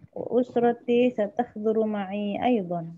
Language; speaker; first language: Arabic; non-native, learner; Indonesian